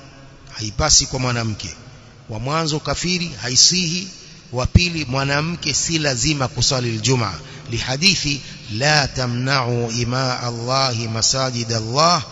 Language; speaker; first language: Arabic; non-native, fluent; Swahili